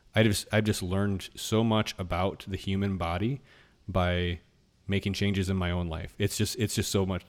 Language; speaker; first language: English; native; English